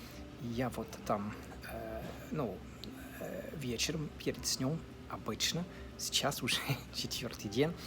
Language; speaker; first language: Russian; non-native, fluent; English